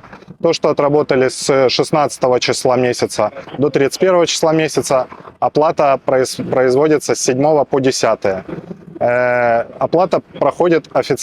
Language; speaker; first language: Russian; native; Russian